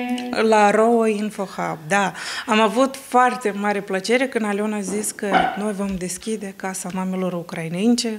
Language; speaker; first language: Romanian; early bilingual, heritage; Romanian